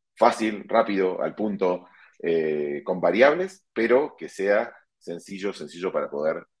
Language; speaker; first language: Spanish; native; Spanish